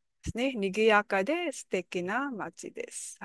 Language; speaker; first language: Japanese; non-native, learner; Filipino